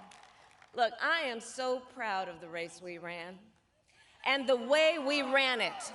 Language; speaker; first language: English; native; English